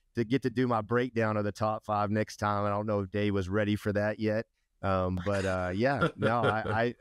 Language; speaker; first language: English; native; English